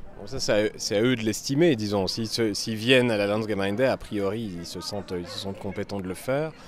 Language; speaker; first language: French; native; French